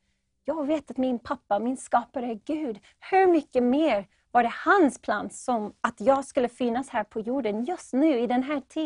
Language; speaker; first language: Swedish; non-native, fluent; English